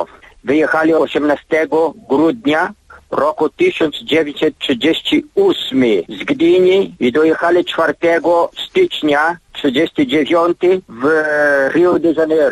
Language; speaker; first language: Polish; early bilingual, heritage; Polish